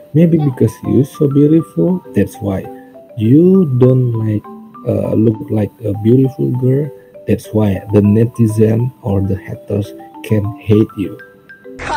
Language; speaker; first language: English; non-native, learner; Indonesian